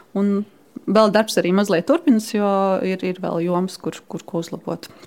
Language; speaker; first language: Latvian; native; Latvian